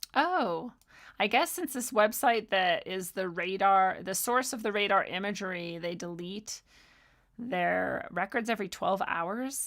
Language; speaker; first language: English; native; English